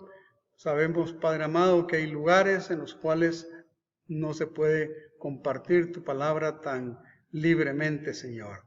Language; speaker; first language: Spanish; native; Spanish